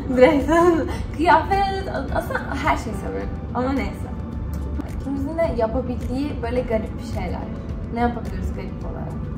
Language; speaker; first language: Turkish; early bilingual, heritage; Turkish